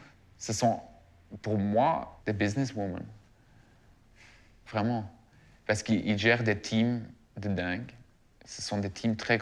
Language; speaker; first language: French; non-native, fluent; Dutch